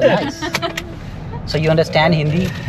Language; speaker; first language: English; non-native, learner; Urdu